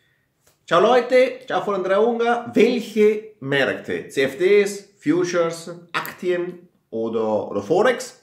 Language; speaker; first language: German; non-native, fluent; Italian